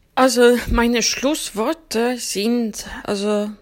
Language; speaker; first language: German; non-native, fluent; Swedish